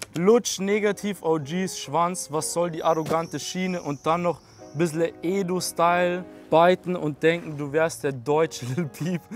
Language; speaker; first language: German; native; German